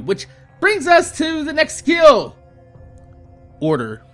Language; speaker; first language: English; native; English